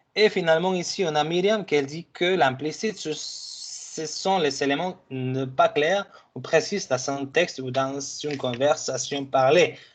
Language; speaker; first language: French; non-native, fluent; Spanish